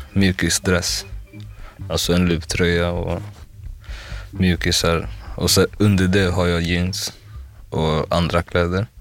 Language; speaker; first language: Swedish; early bilingual, other home language; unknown